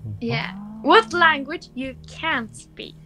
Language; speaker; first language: English; non-native, learner; Polish